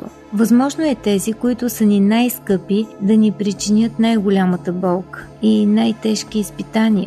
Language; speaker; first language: Bulgarian; native; Bulgarian